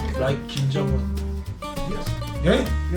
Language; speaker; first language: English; non-native, learner; Korean